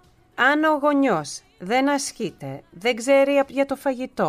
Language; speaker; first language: Greek; early bilingual, heritage; Greek